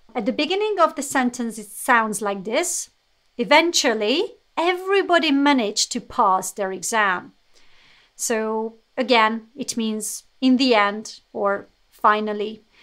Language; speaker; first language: English; non-native, fluent; Hungarian